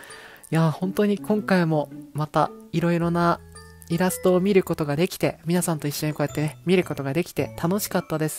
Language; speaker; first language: Japanese; native; Japanese